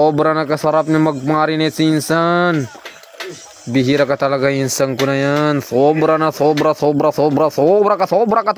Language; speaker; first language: Filipino; non-native, local second language; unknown